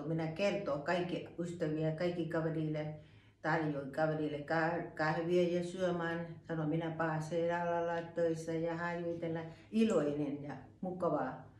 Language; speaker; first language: Finnish; non-native, learner; Thai